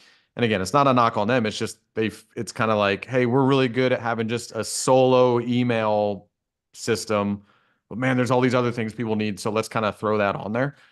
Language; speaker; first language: English; native; English